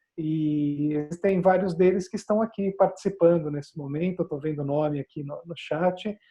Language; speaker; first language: Portuguese; native; Portuguese